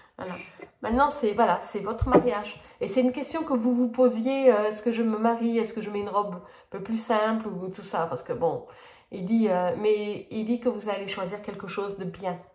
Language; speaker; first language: French; native; French